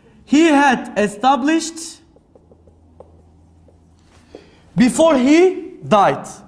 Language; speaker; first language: English; non-native, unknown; Turkish